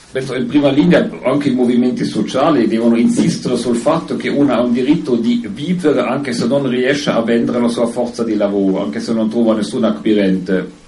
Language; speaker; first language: Italian; non-native, fluent; German